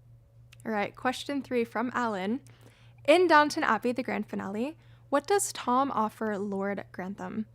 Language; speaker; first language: English; native; English